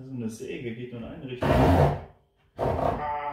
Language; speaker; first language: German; non-native, learner; Korean